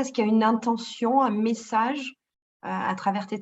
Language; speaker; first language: French; native; French